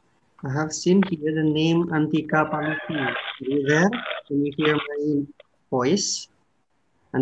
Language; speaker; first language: English; non-native, fluent; Indonesian